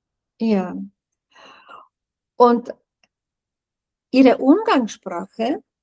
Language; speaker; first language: German; non-native, fluent; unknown